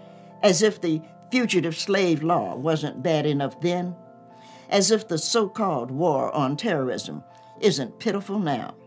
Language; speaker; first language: English; native; English